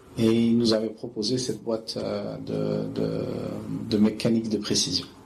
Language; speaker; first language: French; non-native, local second language; Arabic